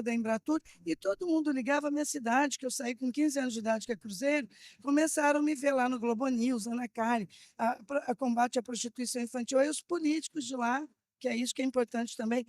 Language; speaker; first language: Portuguese; native; Portuguese